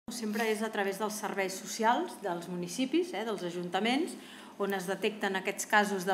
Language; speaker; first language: Catalan; native; Catalan